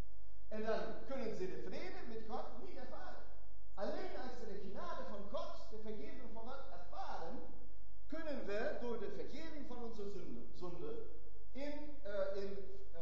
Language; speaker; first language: Dutch; non-native, fluent; German